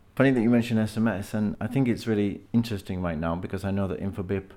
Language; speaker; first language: English; native; English